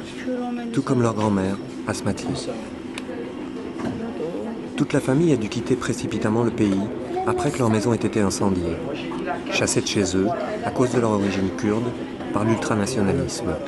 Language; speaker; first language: French; native; French